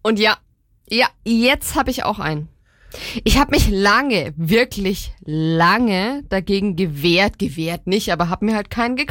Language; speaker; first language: German; native; German